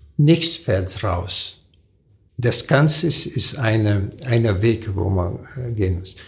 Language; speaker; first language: German; early bilingual, other home language; Portuguese